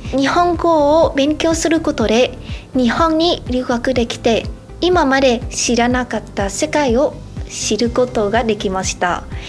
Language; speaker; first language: Japanese; non-native, learner; Vietnamese